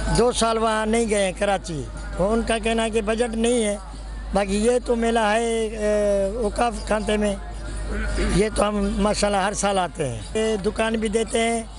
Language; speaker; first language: Urdu; non-native, local second language; Sindhi